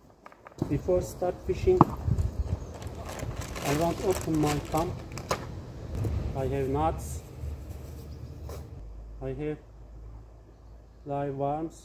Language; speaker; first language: English; non-native, learner; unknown